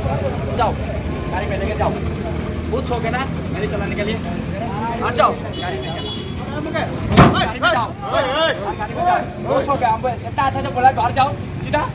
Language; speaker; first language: Hindi; non-native, local second language; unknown